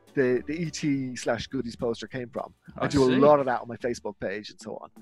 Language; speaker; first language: English; native; English